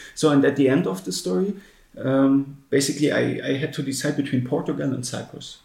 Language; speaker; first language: English; non-native, fluent; German